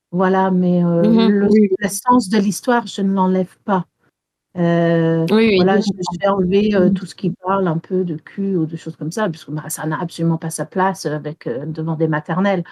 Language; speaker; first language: French; early bilingual, heritage; French